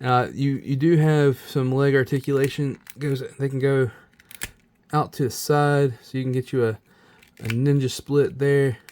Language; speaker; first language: English; native; English